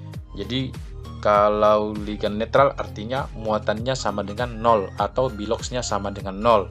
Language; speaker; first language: Indonesian; native; Indonesian